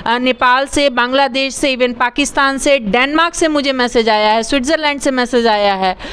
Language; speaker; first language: Hindi; native; Hindi